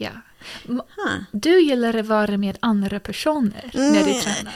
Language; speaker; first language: Swedish; early bilingual, heritage; English